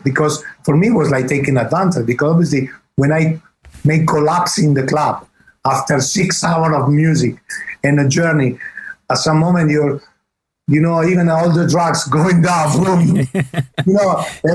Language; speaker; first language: English; non-native, fluent; Italian